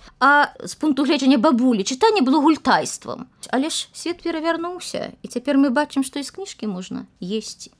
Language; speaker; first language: Belarusian; native; Belarusian